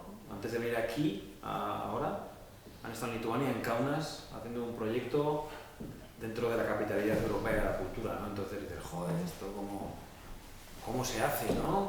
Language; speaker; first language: Spanish; native; Spanish